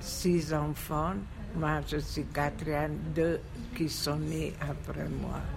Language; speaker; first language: French; non-native, fluent; Hungarian